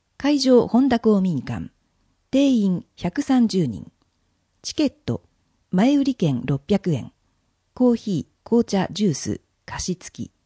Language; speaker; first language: Japanese; native; Japanese